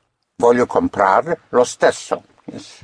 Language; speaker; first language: Italian; non-native, fluent; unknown